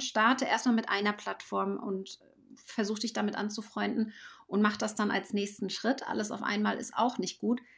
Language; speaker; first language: German; native; German